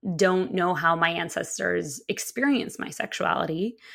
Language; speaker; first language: English; early bilingual, other home language; Russian